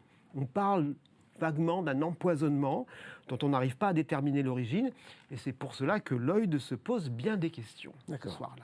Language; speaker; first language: French; native; French